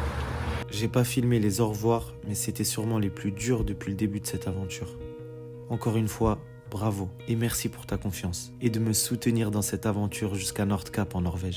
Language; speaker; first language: French; native; French